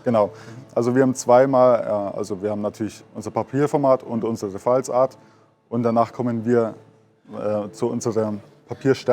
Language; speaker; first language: German; native; German